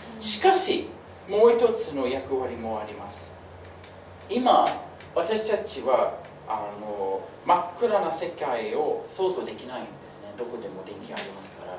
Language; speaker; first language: Japanese; non-native, fluent; English